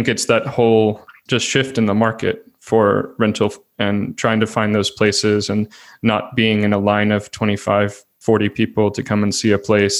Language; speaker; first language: English; native; English